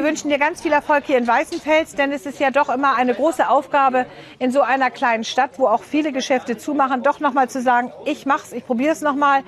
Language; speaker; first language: German; native; German